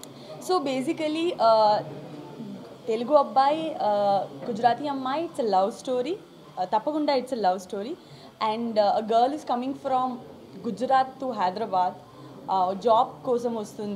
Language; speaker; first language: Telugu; non-native, learner; Gujarati